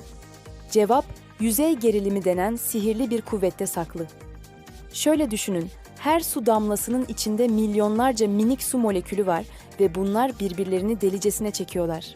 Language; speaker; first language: Turkish; native; Turkish